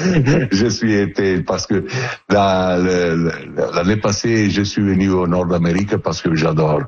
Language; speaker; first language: French; non-native, learner; Italian